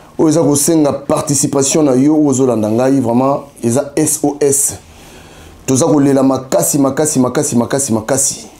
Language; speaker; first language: Lingala; native; Lingala